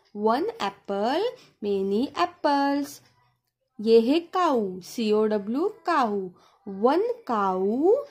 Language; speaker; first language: Hindi; non-native, local second language; Marathi